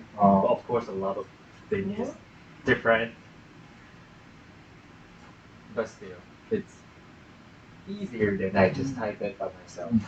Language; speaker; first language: English; non-native, fluent; Chinese